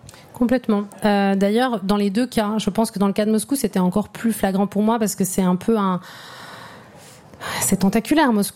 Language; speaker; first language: French; native; French